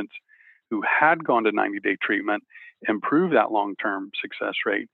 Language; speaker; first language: English; native; English